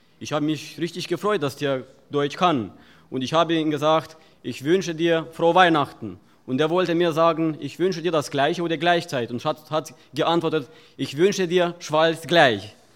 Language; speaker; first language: German; non-native, fluent; Russian